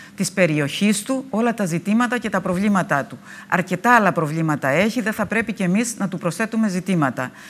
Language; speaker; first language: Greek; native; Greek